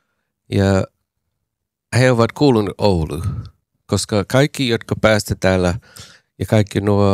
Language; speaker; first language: Finnish; non-native, learner; English